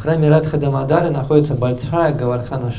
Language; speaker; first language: Russian; native; Russian